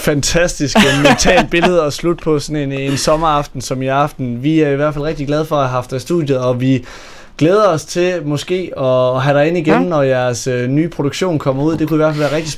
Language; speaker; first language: Danish; native; Danish